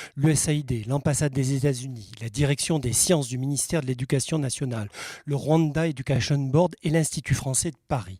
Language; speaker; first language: French; native; French